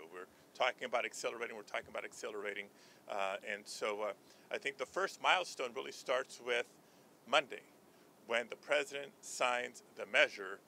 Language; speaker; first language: English; early bilingual, other home language; Spanish